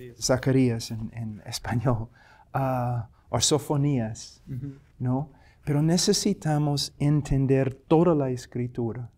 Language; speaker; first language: Spanish; non-native, fluent; English